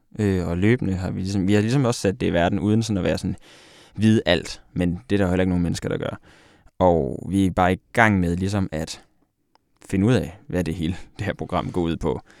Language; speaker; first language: Danish; native; Danish